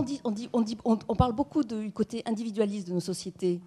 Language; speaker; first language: French; native; French